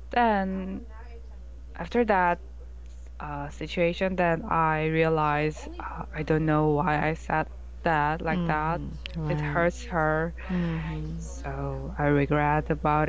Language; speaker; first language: English; non-native, learner; Korean